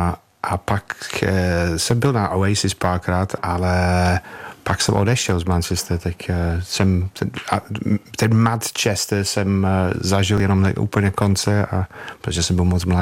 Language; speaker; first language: Czech; non-native, fluent; English